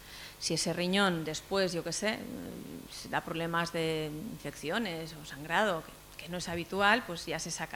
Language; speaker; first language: Spanish; native; Spanish